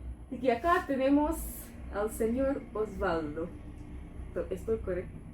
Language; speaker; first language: Spanish; non-native, fluent; English